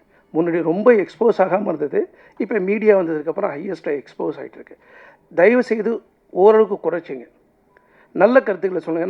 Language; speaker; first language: Tamil; native; Tamil